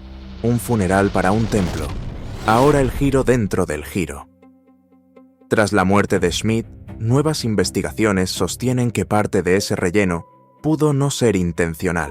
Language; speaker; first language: Spanish; native; Spanish